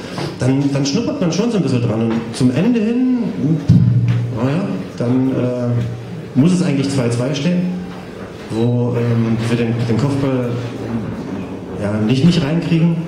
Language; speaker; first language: German; native; German